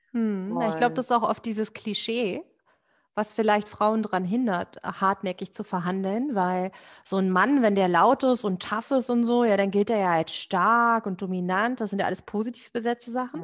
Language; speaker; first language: German; native; German